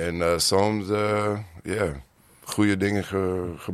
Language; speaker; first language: Dutch; non-native, learner; English